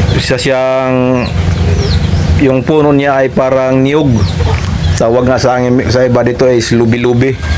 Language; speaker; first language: Filipino; non-native, local second language; Cebuano